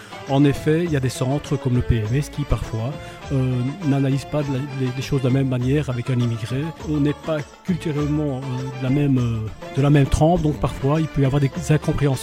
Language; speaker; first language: French; early bilingual, other home language; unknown